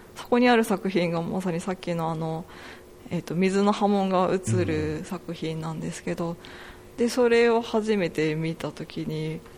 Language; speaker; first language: Japanese; native; Japanese